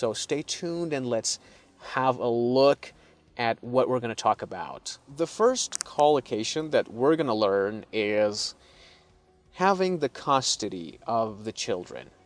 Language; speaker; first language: English; non-native, fluent; Persian